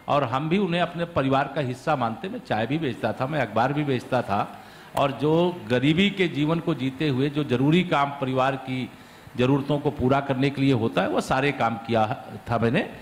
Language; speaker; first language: Hindi; native; Hindi